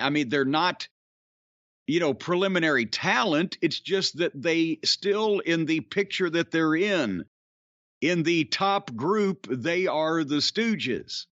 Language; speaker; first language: English; native; English